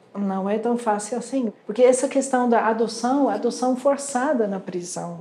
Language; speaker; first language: Portuguese; non-native, fluent; German